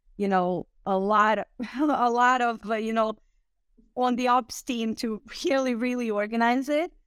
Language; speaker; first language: English; non-native, fluent; Croatian